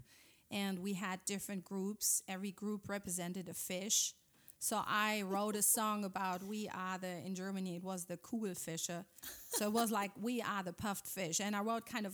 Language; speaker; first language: English; non-native, fluent; German